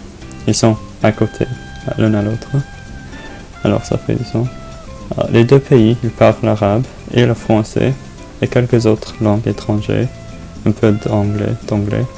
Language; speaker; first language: French; non-native, learner; English